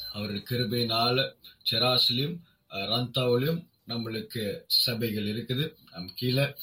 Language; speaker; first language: Tamil; non-native, local second language; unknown